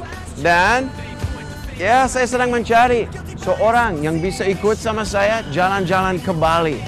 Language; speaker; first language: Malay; non-native, fluent; English